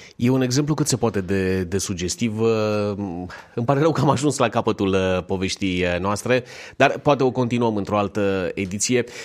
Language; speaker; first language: Romanian; native; Romanian